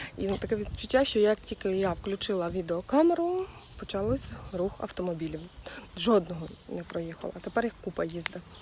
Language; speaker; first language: Ukrainian; native; Ukrainian